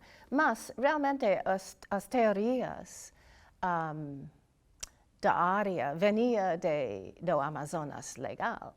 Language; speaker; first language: Portuguese; non-native, learner; English